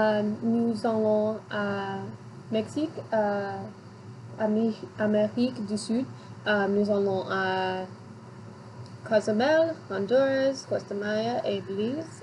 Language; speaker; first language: French; non-native, learner; English